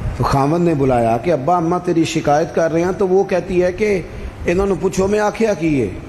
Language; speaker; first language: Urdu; non-native, local second language; Punjabi